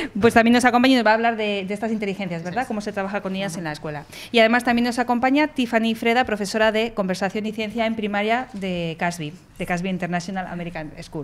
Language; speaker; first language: Spanish; native; Spanish